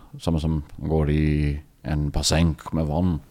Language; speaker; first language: Norwegian; non-native, learner; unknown